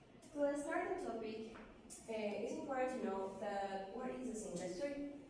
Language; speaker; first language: English; non-native, learner; Spanish